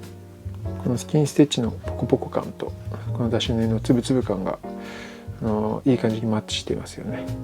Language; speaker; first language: Japanese; native; Japanese